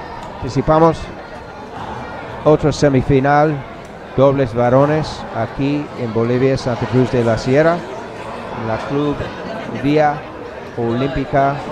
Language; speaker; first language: Spanish; non-native, learner; English